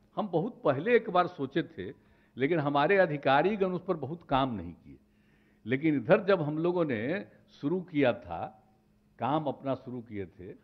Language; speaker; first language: Hindi; native; Hindi